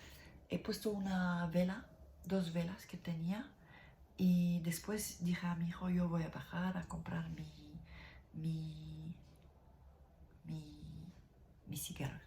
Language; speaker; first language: Spanish; non-native, learner; French